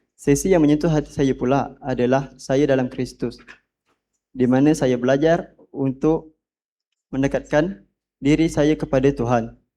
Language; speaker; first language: Malay; non-native, local second language; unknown